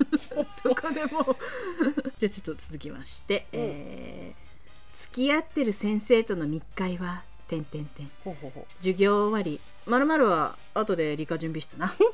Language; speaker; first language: Japanese; native; Japanese